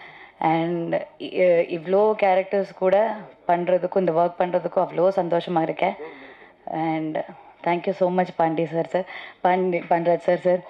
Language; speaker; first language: Tamil; non-native, learner; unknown